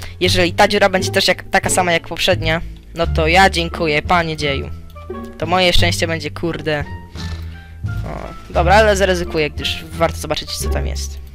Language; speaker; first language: Polish; native; Polish